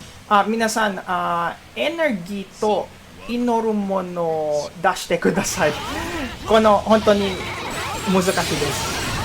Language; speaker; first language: Japanese; non-native, learner; Filipino